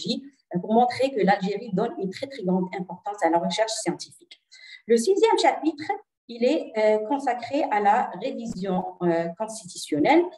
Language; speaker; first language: French; non-native, local second language; Arabic